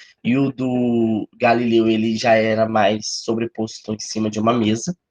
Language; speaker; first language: Portuguese; native; Portuguese